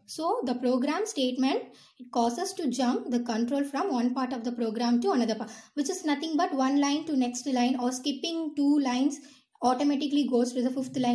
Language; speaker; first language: English; non-native, local second language; Tamil